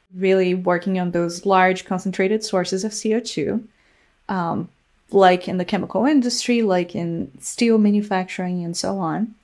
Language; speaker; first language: English; non-native, fluent; Portuguese